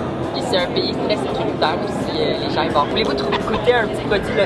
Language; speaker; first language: French; native; French